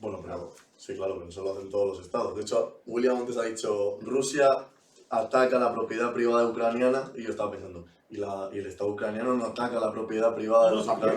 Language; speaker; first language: Spanish; native; Spanish